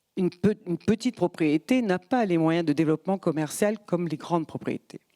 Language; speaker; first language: French; early bilingual, other home language; Portuguese